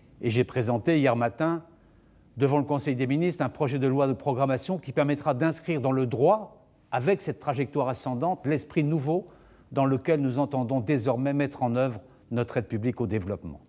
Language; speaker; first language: French; native; French